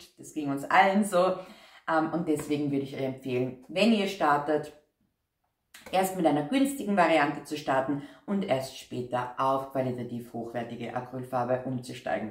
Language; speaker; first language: German; native; German